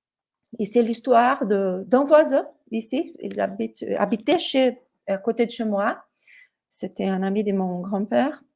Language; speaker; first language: French; non-native, fluent; Portuguese